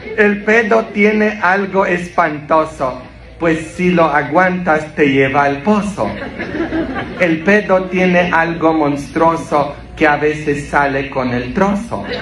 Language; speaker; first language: Spanish; non-native, fluent; Polish